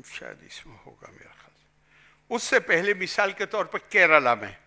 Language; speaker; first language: Hindi; native; Hindi